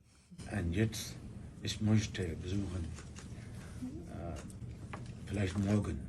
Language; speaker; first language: German; non-native, learner; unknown